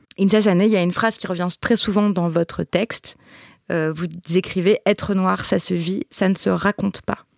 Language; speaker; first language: French; native; French